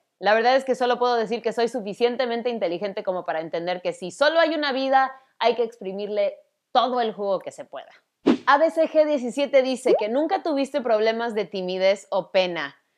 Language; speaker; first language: Spanish; early bilingual, other home language; English